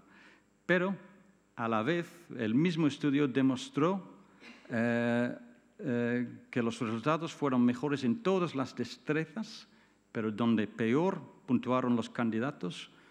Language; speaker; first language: Spanish; non-native, fluent; English